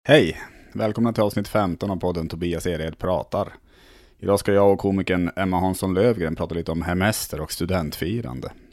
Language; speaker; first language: Swedish; native; Swedish